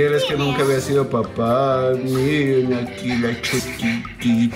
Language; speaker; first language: Spanish; native; Spanish